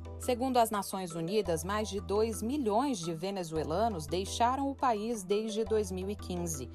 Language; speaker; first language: Portuguese; native; Portuguese